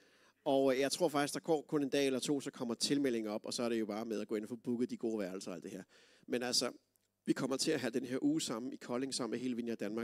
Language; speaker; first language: Danish; native; Danish